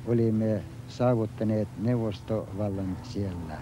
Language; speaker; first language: Finnish; early bilingual, heritage; Finnish